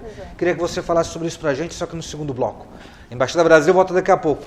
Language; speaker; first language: Portuguese; native; Portuguese